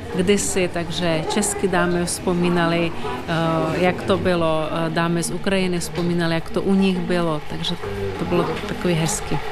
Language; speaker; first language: Czech; non-native, fluent; Ukrainian